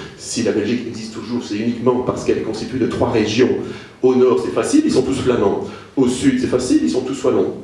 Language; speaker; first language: French; native; French